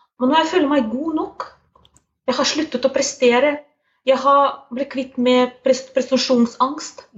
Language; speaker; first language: Norwegian; non-native, fluent; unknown